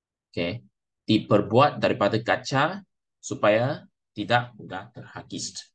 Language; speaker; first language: Malay; non-native, local second language; Chinese